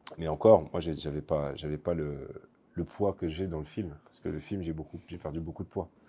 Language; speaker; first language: French; native; French